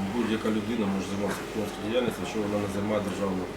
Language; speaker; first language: Ukrainian; native; Ukrainian